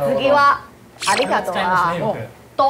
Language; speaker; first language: Japanese; non-native, learner; Chinese